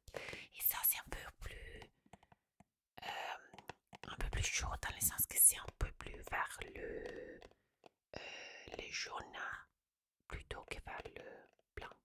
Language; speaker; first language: French; non-native, fluent; Italian